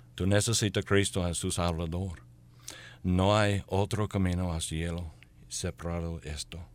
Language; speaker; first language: Spanish; non-native, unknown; English